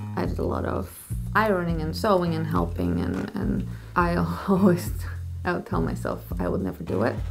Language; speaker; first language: English; non-native, fluent; Polish